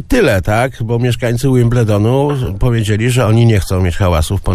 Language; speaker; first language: Polish; native; Polish